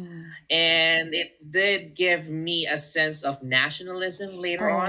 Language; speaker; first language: English; non-native, local second language; Filipino